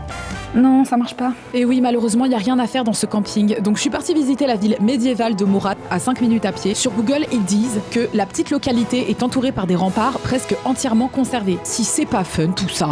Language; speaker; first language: French; native; French